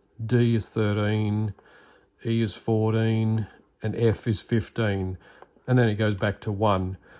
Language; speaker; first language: English; native; English